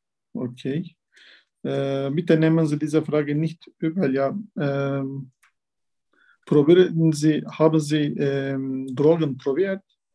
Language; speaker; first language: German; non-native, learner; Turkish